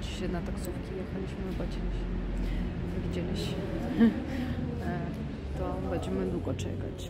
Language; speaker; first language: Polish; non-native, learner; Ukrainian